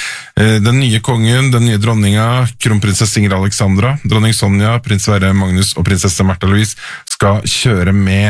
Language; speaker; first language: Norwegian; native; Norwegian